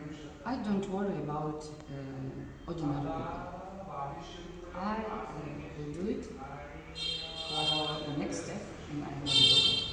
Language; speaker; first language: English; non-native, learner; Russian